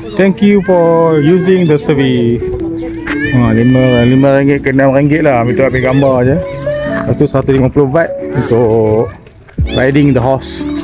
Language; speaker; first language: Malay; native; Malay